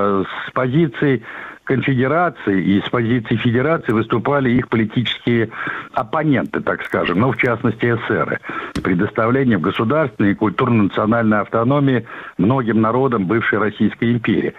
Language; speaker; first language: Russian; native; Russian